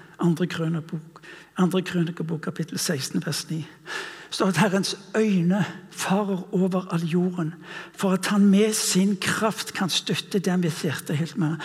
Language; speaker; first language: Norwegian; non-native, fluent; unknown